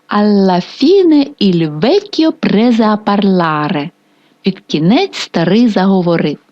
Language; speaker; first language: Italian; non-native, fluent; Ukrainian